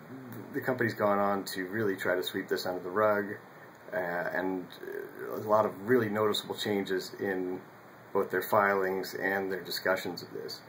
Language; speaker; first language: English; native; English